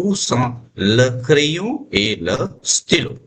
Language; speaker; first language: French; non-native, fluent; Hindi